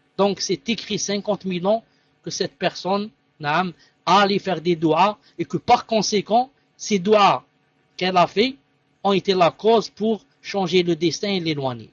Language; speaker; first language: French; non-native, local second language; Arabic